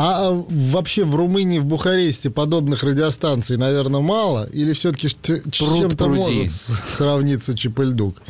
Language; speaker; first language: Russian; native; Russian